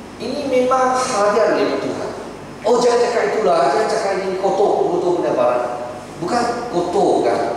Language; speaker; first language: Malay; non-native, local second language; Chinese